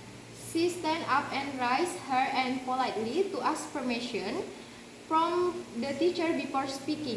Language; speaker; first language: English; non-native, learner; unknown